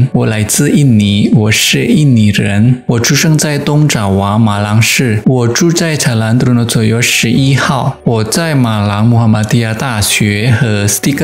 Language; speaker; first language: Chinese; non-native, fluent; Indonesian